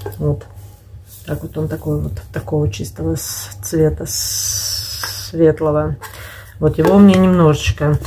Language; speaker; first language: Russian; native; Russian